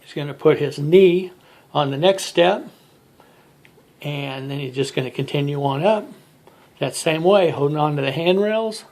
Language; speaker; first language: English; native; English